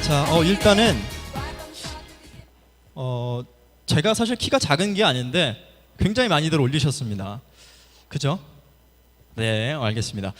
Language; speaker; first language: Korean; native; Korean